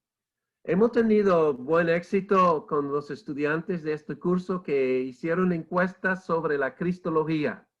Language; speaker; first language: Spanish; non-native, fluent; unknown